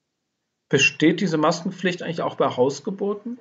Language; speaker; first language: German; native; German